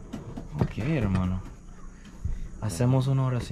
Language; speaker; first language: Spanish; non-native, learner; English